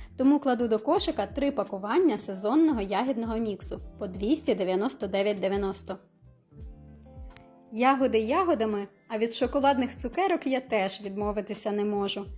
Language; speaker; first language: Ukrainian; native; Ukrainian